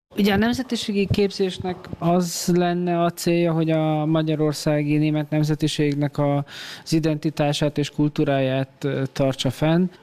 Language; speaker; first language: Hungarian; native; Hungarian